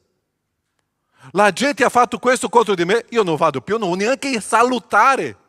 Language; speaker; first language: Italian; non-native, fluent; Portuguese